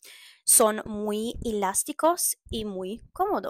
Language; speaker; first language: Spanish; non-native, learner; English